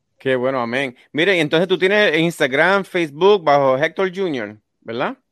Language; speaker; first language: Spanish; early bilingual, heritage; Spanish